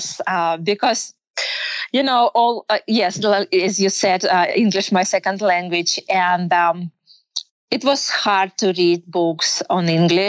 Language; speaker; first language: English; non-native, learner; Russian